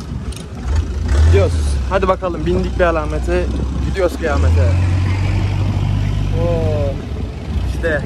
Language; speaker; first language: Turkish; native; Turkish